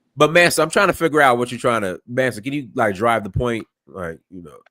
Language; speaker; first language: English; native; English